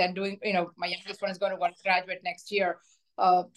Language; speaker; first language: English; non-native, local second language; Urdu